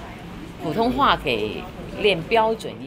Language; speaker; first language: Chinese; non-native, local second language; Cantonese